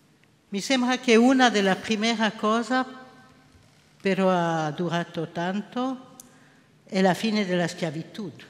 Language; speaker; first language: Italian; non-native, local second language; French